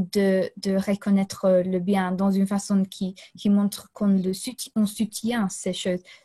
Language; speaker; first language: French; non-native, fluent; English